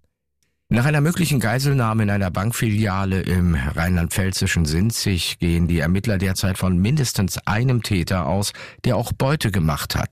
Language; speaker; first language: German; native; German